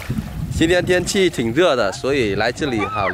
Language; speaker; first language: Chinese; non-native, learner; Vietnamese